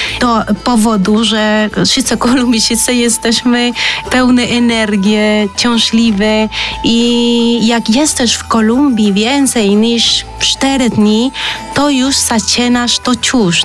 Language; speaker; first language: Polish; non-native, learner; Spanish